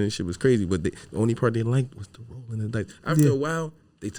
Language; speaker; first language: English; native; English